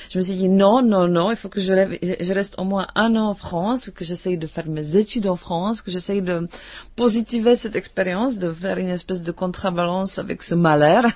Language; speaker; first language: French; non-native, fluent; Czech